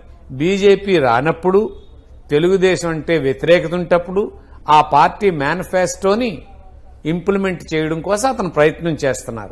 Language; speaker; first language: Telugu; native; Telugu